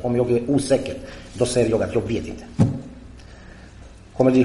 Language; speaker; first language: Swedish; non-native, fluent; Croatian